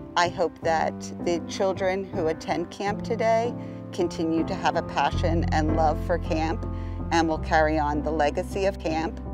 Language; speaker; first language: English; native; English